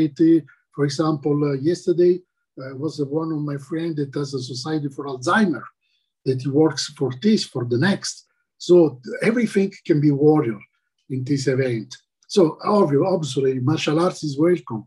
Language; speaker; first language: English; non-native, learner; Italian